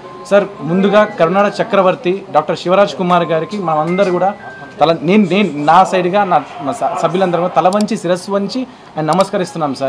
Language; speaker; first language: Telugu; native; Telugu